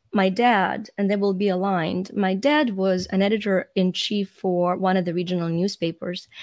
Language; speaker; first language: English; non-native, fluent; Ukrainian